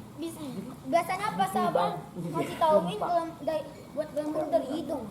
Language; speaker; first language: Indonesian; native; Indonesian